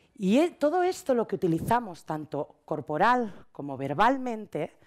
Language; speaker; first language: Spanish; native; Spanish